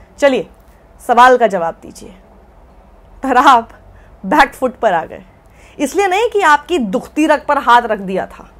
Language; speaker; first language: Hindi; native; Hindi